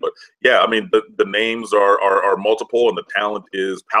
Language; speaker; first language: English; native; English